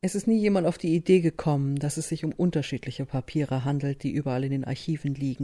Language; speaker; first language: German; native; German